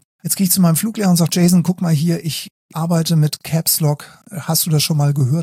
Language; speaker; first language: German; native; German